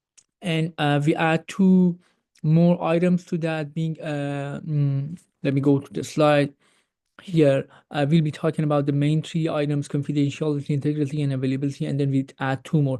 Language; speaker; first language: English; non-native, fluent; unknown